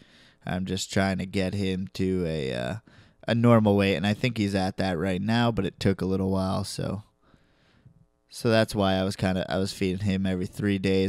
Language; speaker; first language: English; native; English